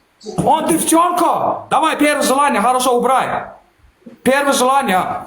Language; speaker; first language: Russian; non-native, learner; Turkmen